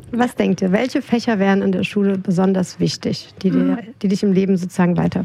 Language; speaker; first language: German; native; German